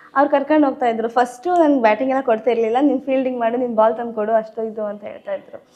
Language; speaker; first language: Kannada; native; Kannada